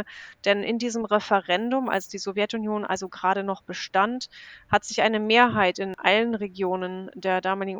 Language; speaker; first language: German; native; German